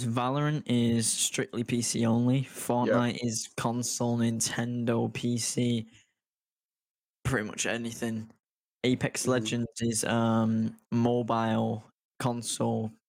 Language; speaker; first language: English; native; English